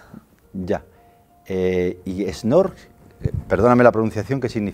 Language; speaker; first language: Spanish; native; Spanish